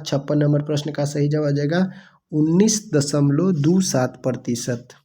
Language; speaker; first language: Hindi; non-native, local second language; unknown